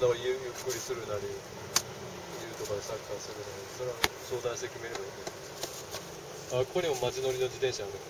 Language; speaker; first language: Japanese; native; Japanese